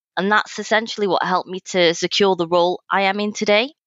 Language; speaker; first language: English; native; English